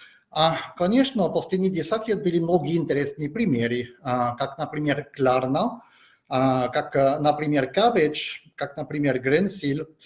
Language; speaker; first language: Russian; non-native, fluent; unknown